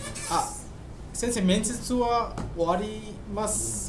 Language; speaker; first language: Japanese; non-native, learner; Bangla